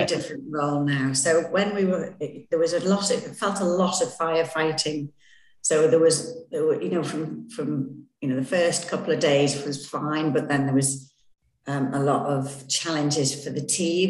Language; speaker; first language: English; native; English